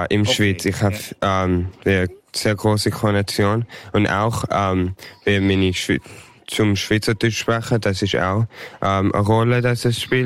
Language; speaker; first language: German; early bilingual, heritage; English